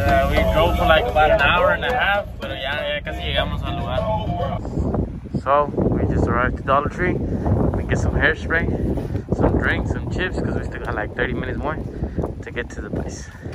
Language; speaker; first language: English; early bilingual, other home language; Spanish